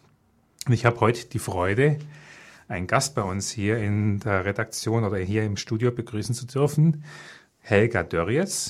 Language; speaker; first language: German; native; German